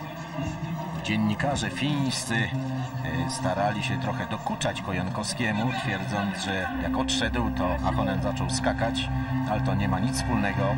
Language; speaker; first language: Polish; native; Polish